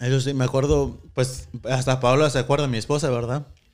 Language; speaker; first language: Spanish; early bilingual, heritage; Spanish